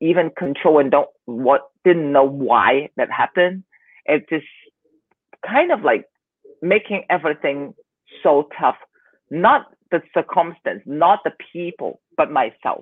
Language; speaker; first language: English; non-native, local second language; Cantonese